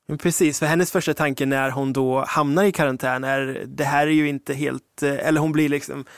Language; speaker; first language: Swedish; early bilingual, other home language; English